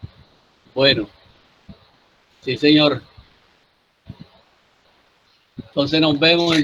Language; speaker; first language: Spanish; native; Spanish